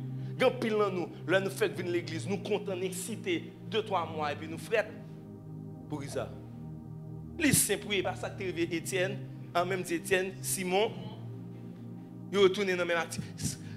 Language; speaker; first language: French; non-native, local second language; Haitian Creole